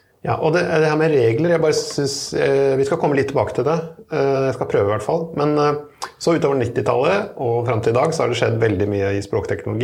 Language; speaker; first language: Norwegian; native; Norwegian